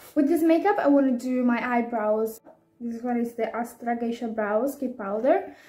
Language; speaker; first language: English; non-native, fluent; Italian